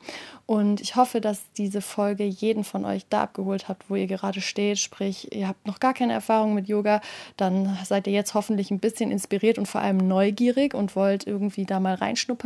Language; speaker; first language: German; native; German